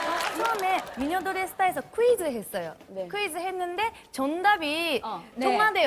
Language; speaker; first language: Korean; non-native, learner; Japanese